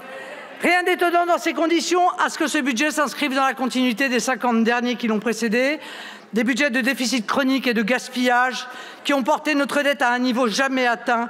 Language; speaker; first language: French; native; French